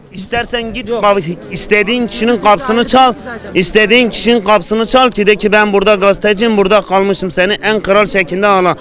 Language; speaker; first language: Turkish; non-native, local second language; Kurdish